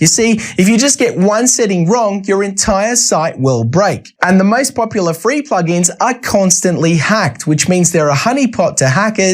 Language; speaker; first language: English; native; English